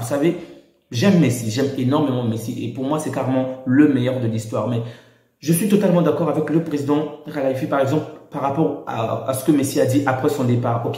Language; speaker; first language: French; native; French